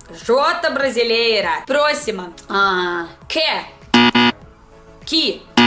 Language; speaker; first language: Portuguese; non-native, learner; Russian